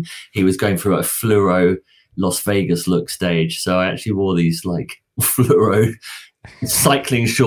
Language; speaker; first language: English; native; English